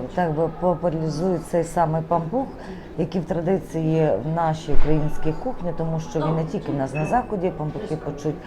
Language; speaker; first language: Ukrainian; native; Ukrainian